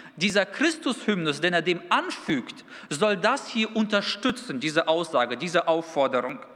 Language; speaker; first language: German; early bilingual, other home language; Russian